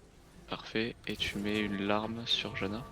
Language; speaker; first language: French; native; French